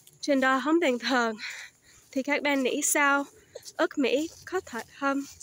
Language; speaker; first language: Vietnamese; early bilingual, heritage; Vietnamese